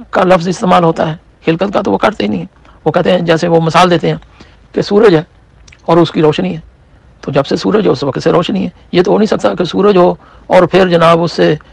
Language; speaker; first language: Urdu; native; Urdu